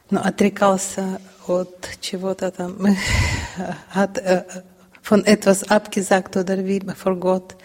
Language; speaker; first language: German; non-native, learner; Russian